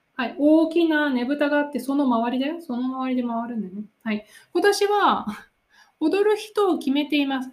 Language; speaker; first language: Japanese; native; Japanese